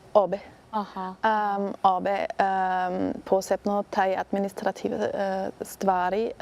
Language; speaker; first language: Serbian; non-native, learner; German